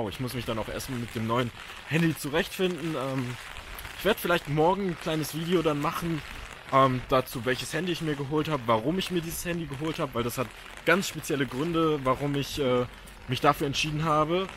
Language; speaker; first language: German; native; German